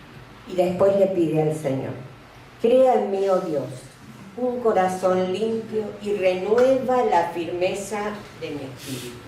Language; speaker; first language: Spanish; native; Spanish